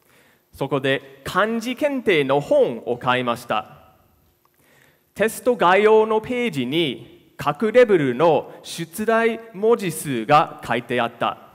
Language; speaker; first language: Japanese; non-native, fluent; English